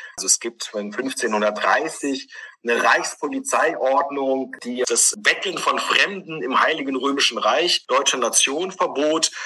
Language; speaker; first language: German; early bilingual, other home language; Greek